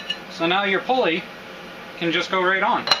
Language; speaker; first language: English; native; English